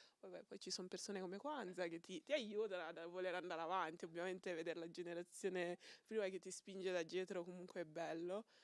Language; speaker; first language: Italian; early bilingual, other home language; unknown